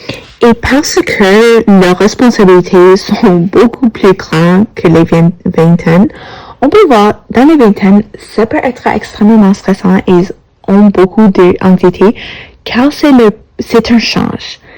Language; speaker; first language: French; non-native, learner; English